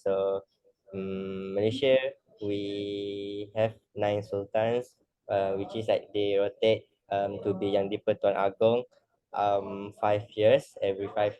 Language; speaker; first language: English; non-native, learner; Malay